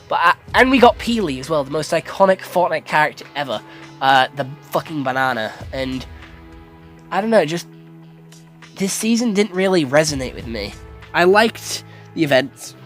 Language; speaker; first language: English; native; English